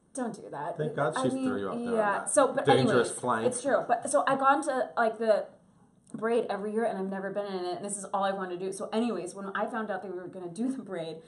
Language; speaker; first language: English; native; English